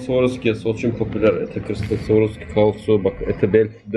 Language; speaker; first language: Russian; non-native, learner; Turkish